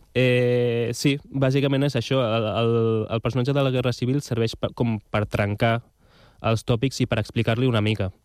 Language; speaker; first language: Catalan; non-native, local second language; Spanish